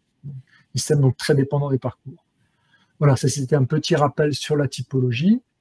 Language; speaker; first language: French; native; French